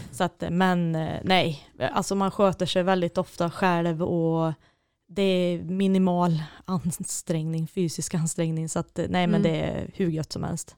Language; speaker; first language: Swedish; native; Swedish